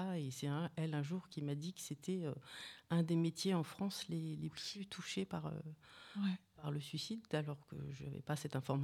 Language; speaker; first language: French; native; French